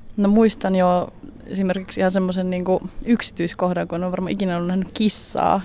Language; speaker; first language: Finnish; early bilingual, other home language; Russian